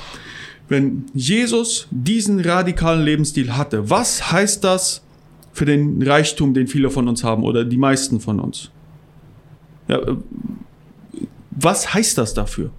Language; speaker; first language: German; non-native, local second language; Plautdietsch